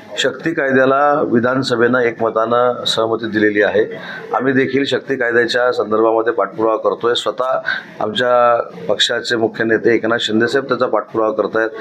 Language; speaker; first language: Marathi; native; Marathi